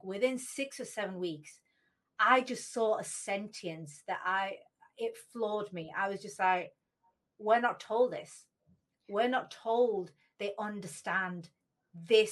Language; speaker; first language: English; native; English